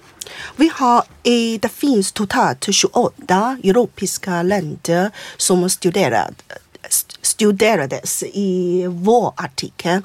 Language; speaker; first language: Swedish; non-native, fluent; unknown